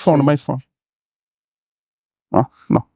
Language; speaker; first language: English; non-native, learner; Italian